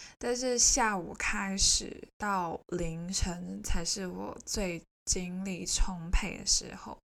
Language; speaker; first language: Chinese; non-native, local second language; Cantonese